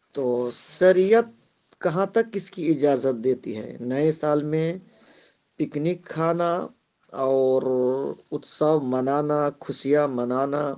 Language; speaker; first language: Urdu; non-native, local second language; Bangla